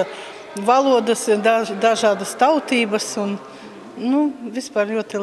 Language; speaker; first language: Latvian; non-native, local second language; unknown